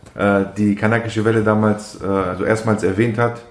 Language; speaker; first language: German; non-native, fluent; Persian